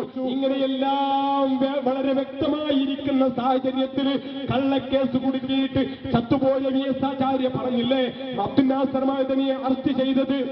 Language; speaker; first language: Malayalam; native; Malayalam